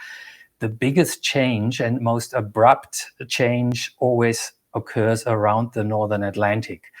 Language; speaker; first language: English; non-native, fluent; German